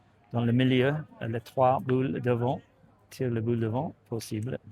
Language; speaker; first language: French; non-native, learner; English